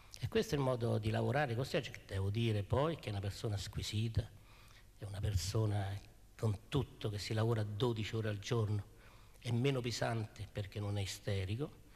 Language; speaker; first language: Italian; native; Italian